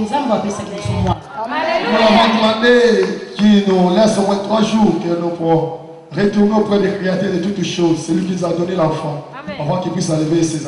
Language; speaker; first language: French; non-native, local second language; Lingala